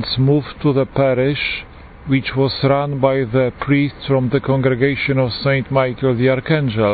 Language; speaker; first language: English; non-native, fluent; Polish